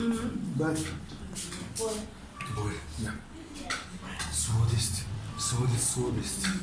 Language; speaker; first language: English; non-native, learner; Japanese